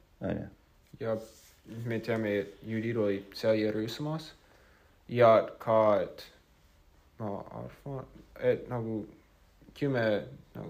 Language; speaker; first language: Estonian; non-native, fluent; English